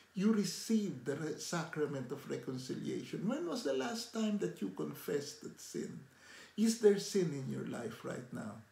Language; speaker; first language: English; non-native, local second language; Filipino